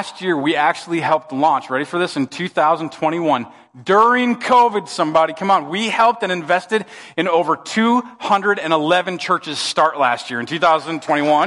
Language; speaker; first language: English; native; English